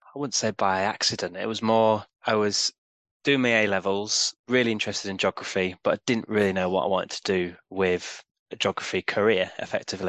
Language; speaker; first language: English; native; English